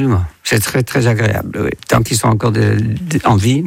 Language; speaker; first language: French; non-native, fluent; Dutch